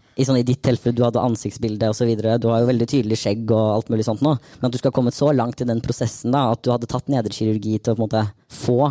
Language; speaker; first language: Norwegian; native; Norwegian